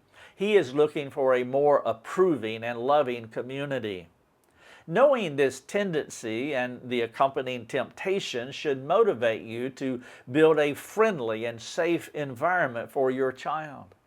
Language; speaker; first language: English; native; English